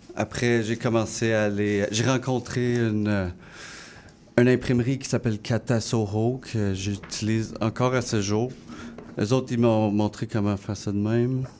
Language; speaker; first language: French; non-native, local second language; English